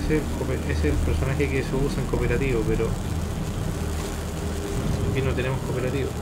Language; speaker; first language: Spanish; native; Spanish